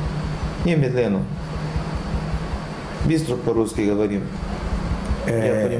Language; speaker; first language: Russian; non-native, learner; Portuguese